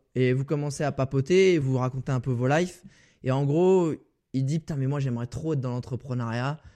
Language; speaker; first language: French; native; French